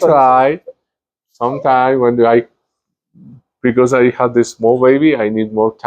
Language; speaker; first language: English; non-native, learner; Spanish